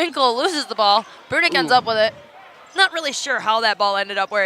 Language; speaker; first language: English; native; English